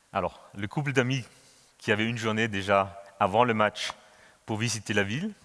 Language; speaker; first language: French; non-native, fluent; German